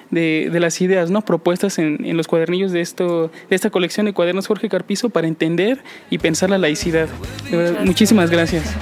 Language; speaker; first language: Spanish; native; Spanish